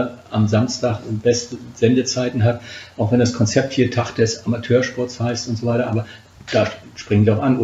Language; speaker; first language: German; native; German